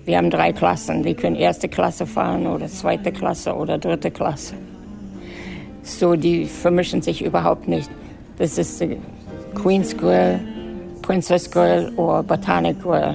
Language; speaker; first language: German; native; German